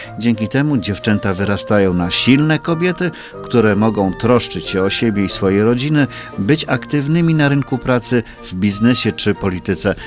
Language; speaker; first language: Polish; native; Polish